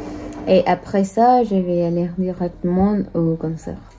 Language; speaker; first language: French; non-native, learner; Spanish